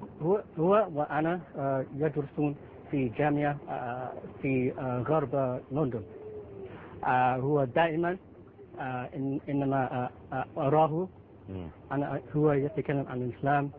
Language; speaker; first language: Arabic; non-native, learner; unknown